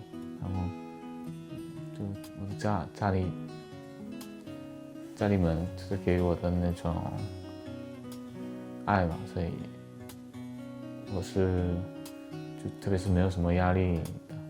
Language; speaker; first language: Chinese; non-native, fluent; Korean